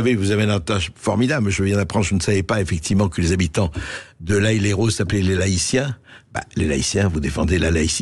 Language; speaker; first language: French; native; French